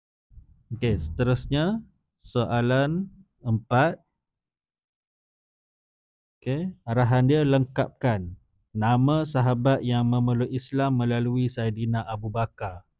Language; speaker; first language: Malay; native; Malay